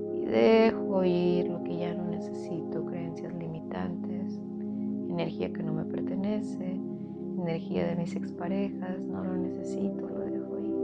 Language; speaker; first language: Spanish; native; Spanish